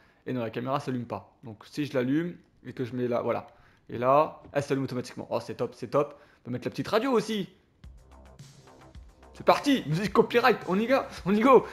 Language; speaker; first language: French; native; French